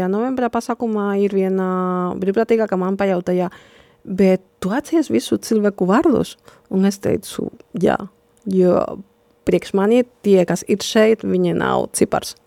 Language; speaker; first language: Latvian; non-native, fluent; Spanish